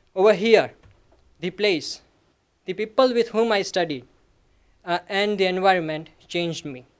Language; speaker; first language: English; non-native, local second language; Gujarati